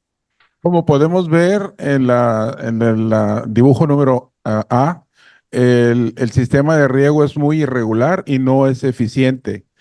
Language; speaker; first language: Spanish; native; Spanish